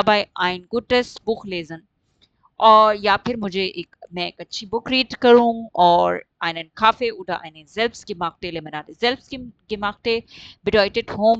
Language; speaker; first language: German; non-native, fluent; Urdu